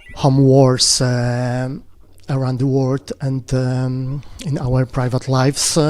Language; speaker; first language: English; non-native, fluent; Polish